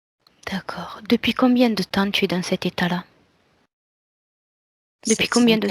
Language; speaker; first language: French; native; French